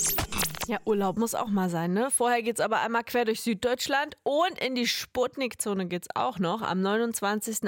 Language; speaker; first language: German; native; German